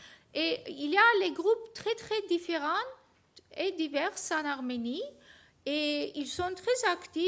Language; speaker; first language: French; non-native, fluent; Armenian